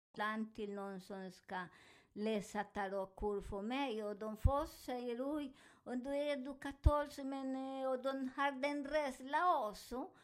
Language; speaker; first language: Swedish; non-native, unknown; Spanish